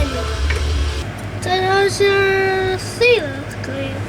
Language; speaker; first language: English; native; English